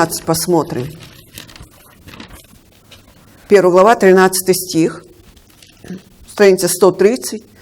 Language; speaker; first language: Russian; native; Russian